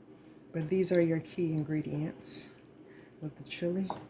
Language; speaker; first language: English; native; English